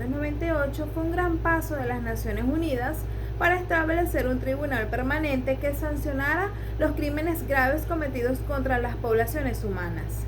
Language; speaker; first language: Spanish; native; Spanish